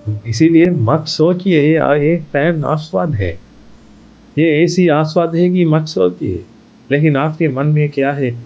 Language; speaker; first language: Hindi; non-native, fluent; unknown